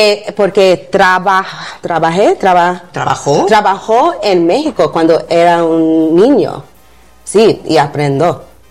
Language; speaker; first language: Spanish; non-native, learner; English